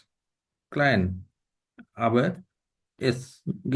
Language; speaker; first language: German; non-native, learner; Bangla